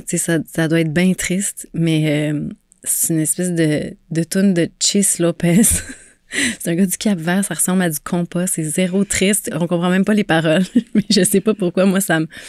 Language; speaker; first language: French; native; French